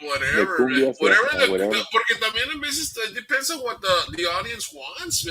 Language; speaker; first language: Spanish; early bilingual, other home language; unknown